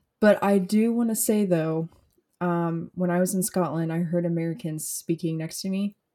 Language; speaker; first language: English; native; English